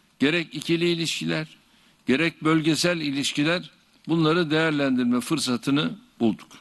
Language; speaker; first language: Turkish; native; Turkish